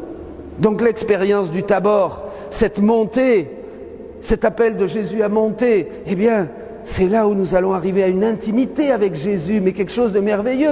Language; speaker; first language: French; native; French